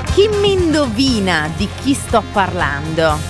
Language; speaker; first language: Italian; native; Italian